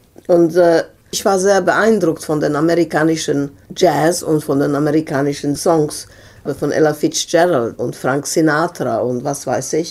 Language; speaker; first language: German; non-native, fluent; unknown